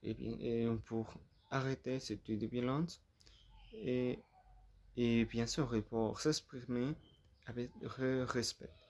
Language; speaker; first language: French; non-native, learner; Spanish